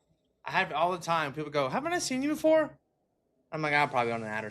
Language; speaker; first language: English; native; English